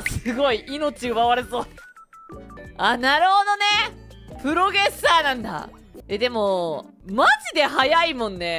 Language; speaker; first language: Japanese; native; Japanese